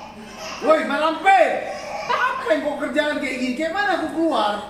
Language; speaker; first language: Indonesian; native; Indonesian